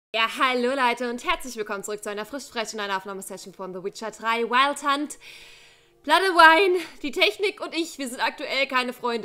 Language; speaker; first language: German; native; German